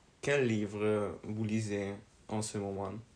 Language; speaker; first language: French; non-native, learner; Hungarian